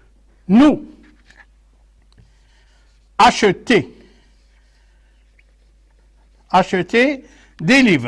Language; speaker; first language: French; non-native, local second language; Arabic